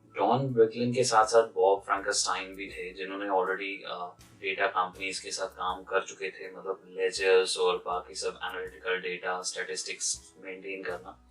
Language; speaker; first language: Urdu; non-native, local second language; Kashmiri